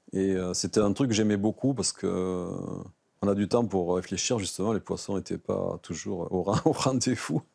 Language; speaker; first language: French; native; French